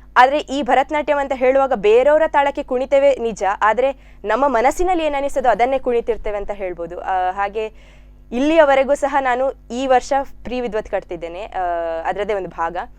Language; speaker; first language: Kannada; non-native, local second language; Tulu